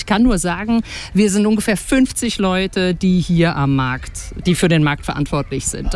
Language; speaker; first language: German; native; German